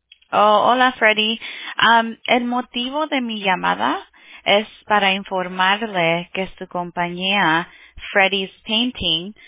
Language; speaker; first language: Spanish; early bilingual, heritage; Spanish